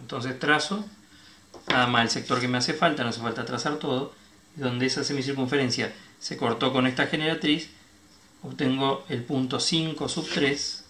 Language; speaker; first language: Spanish; native; Spanish